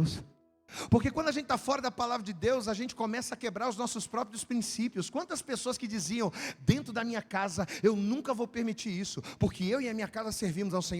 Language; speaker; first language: Portuguese; native; Portuguese